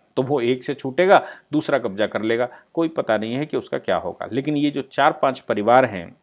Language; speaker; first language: Hindi; native; Hindi